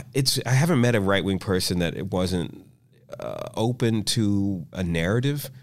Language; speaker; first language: English; native; English